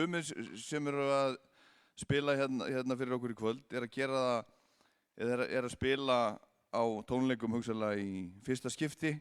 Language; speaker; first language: Icelandic; native; Icelandic